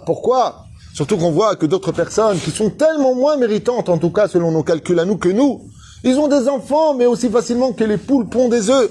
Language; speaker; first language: French; native; French